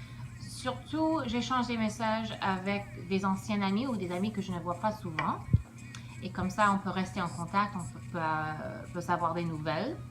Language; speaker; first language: French; non-native, fluent; English